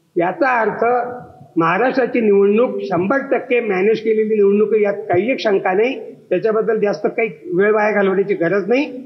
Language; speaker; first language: Marathi; native; Marathi